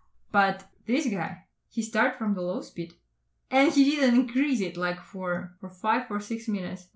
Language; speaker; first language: English; non-native, fluent; Russian